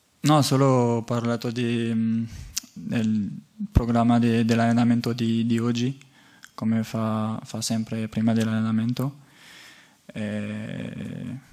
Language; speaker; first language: Italian; non-native, fluent; French